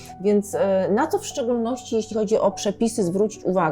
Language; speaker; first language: Polish; native; Polish